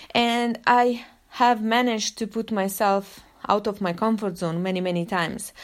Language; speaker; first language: English; non-native, fluent; Italian